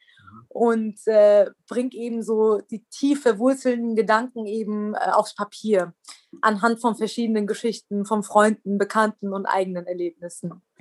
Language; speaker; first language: German; early bilingual, other home language; Persian